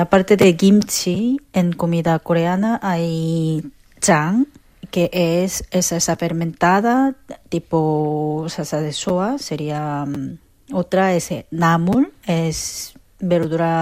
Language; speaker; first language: Spanish; non-native, learner; Korean